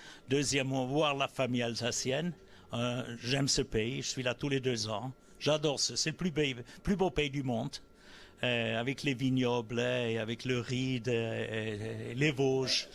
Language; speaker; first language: French; native; French